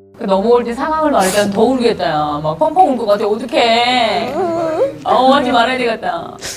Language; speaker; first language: Korean; native; Korean